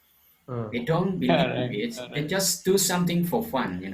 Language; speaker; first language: English; non-native, fluent; Lao